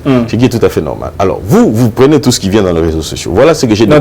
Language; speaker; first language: French; non-native, local second language; Lingala